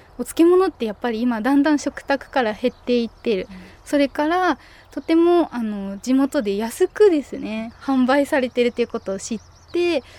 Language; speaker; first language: Japanese; native; Japanese